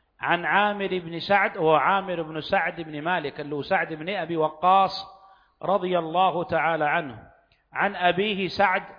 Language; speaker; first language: Arabic; native; Arabic